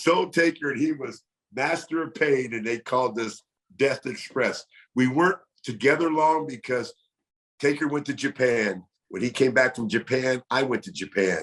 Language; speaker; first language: English; native; English